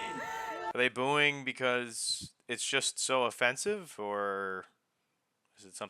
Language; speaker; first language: English; native; English